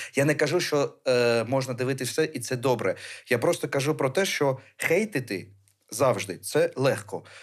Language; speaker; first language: Ukrainian; early bilingual, other home language; Armenian